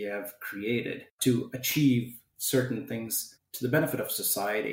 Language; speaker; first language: English; non-native, local second language; Tamil